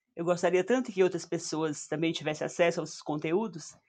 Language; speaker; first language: Portuguese; native; Portuguese